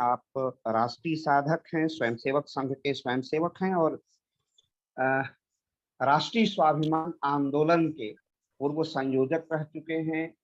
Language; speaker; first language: Hindi; non-native, local second language; Bhojpuri